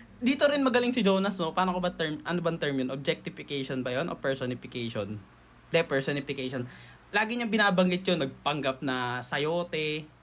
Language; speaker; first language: Filipino; native; Filipino